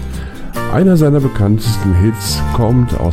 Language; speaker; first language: German; native; German